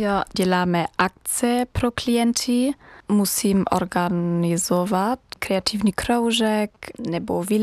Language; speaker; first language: Czech; non-native, learner; German